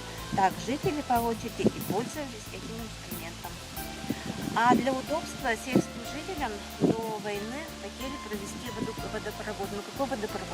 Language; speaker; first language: Russian; native; Russian